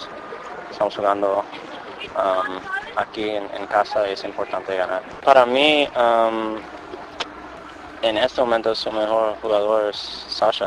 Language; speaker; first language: Spanish; non-native, fluent; English